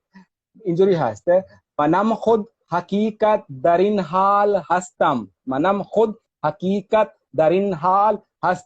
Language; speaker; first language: Persian; non-native, fluent; Hindi